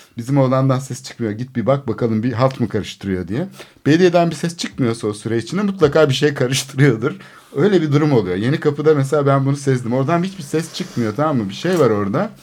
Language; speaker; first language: Turkish; native; Turkish